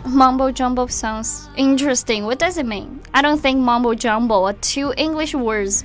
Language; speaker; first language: English; non-native, fluent; Chinese